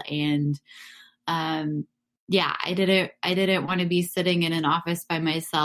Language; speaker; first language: English; native; English